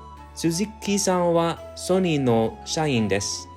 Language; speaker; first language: Japanese; non-native, learner; English